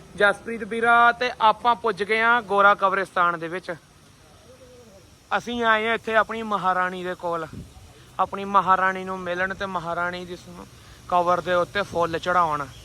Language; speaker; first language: Punjabi; native; Punjabi